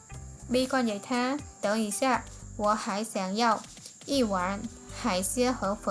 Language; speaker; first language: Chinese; non-native, fluent; Khmer